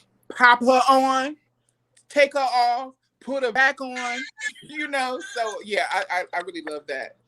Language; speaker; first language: English; native; English